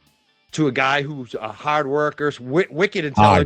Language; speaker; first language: English; native; English